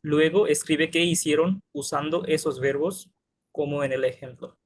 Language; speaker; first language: Spanish; non-native, fluent; Bangla